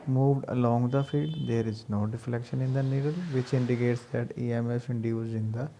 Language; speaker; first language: English; non-native, local second language; Punjabi